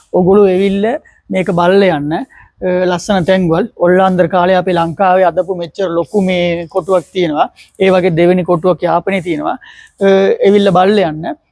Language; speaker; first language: Sinhala; non-native, local second language; Tamil